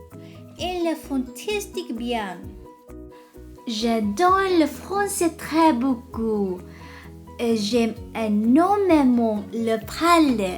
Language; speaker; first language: French; non-native, learner; Vietnamese